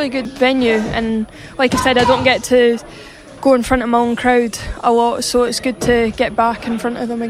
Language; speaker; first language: English; native; English